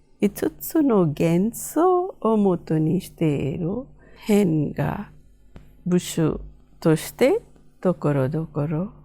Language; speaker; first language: Japanese; non-native, fluent; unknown